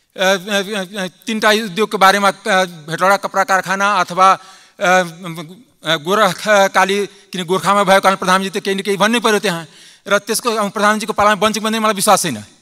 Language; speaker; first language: Nepali; non-native, local second language; Maithili